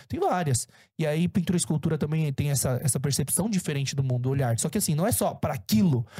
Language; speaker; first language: Portuguese; early bilingual, other home language; Korean